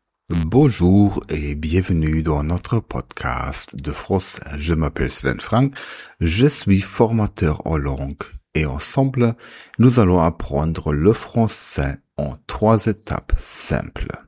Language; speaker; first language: French; non-native, fluent; German